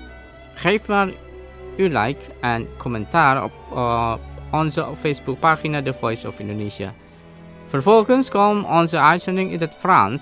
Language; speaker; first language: Dutch; non-native, fluent; Indonesian